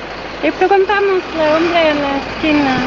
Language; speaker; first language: Spanish; non-native, learner; English